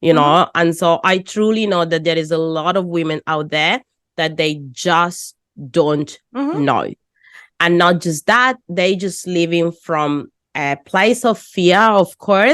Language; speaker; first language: English; non-native, fluent; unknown